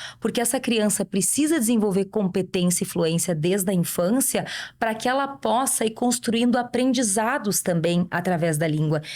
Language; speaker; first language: Portuguese; native; Portuguese